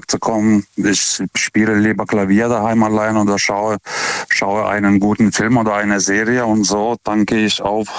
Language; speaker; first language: German; non-native, fluent; Lithuanian